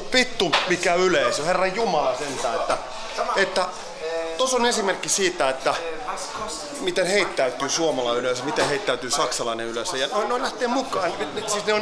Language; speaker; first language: Finnish; native; Finnish